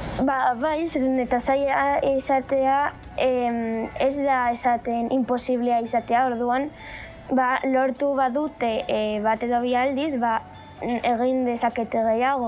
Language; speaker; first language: Basque; non-native, local second language; Spanish